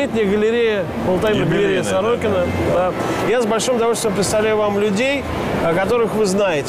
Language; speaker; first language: Russian; native; Russian